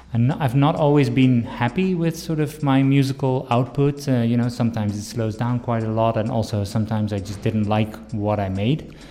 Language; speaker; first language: English; non-native, fluent; Dutch